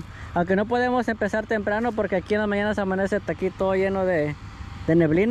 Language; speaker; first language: Spanish; native; Spanish